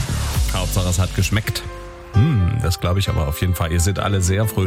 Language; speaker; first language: German; native; German